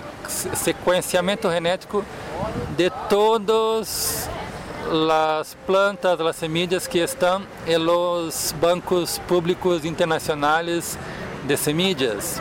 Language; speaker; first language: Spanish; non-native, fluent; Portuguese